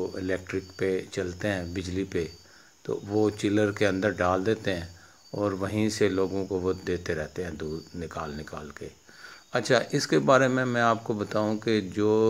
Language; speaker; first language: Urdu; native; Urdu